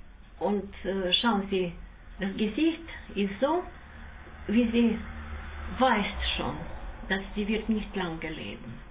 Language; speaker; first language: German; non-native, learner; Russian